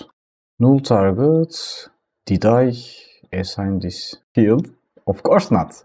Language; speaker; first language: English; non-native, fluent; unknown